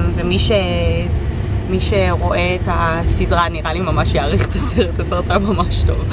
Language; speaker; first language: Hebrew; non-native, fluent; English